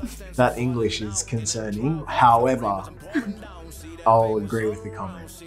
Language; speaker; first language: English; native; English